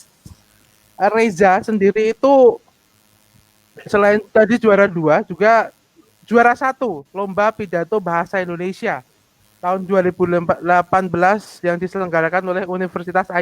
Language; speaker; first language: Indonesian; native; Indonesian